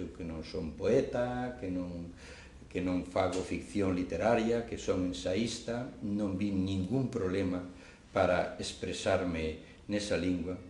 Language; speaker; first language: Galician; non-native, local second language; Spanish